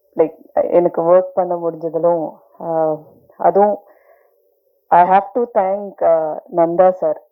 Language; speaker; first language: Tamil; non-native, learner; Malayalam